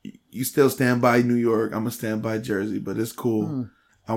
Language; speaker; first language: English; early bilingual, other home language; Spanish